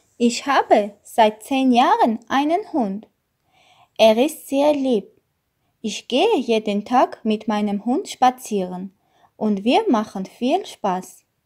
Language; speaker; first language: German; non-native, learner; Armenian